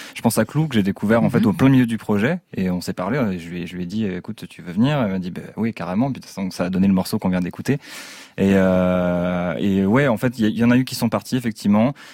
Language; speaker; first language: French; native; French